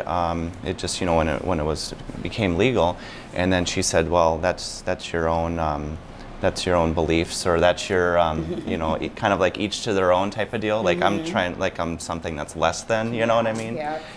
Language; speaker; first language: English; native; English